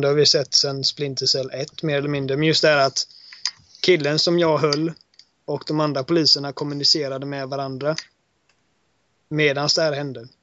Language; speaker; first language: Swedish; native; Swedish